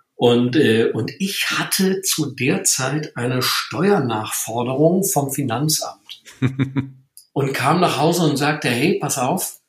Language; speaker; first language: German; native; German